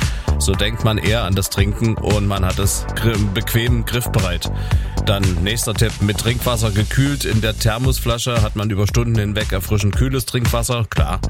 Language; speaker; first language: German; native; German